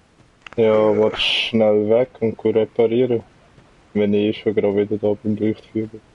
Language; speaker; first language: German; native; German